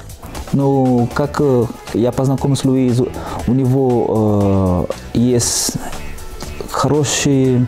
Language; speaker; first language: Russian; non-native, fluent; Portuguese